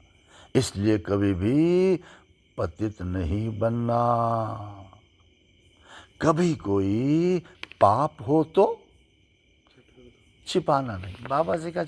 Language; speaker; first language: Hindi; native; Hindi